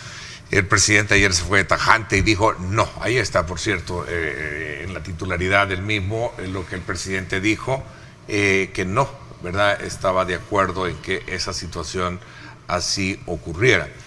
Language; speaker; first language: Spanish; native; Spanish